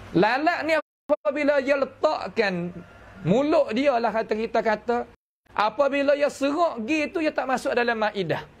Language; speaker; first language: Malay; native; Malay